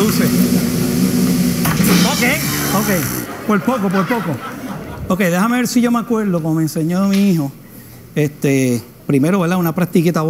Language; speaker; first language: Spanish; native; Spanish